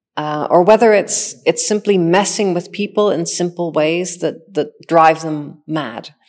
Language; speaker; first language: English; native; English